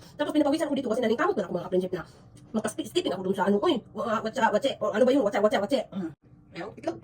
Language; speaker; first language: Filipino; non-native, local second language; Cebuano